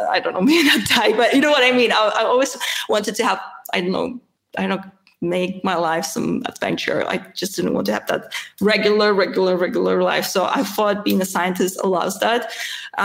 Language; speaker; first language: English; non-native, fluent; Polish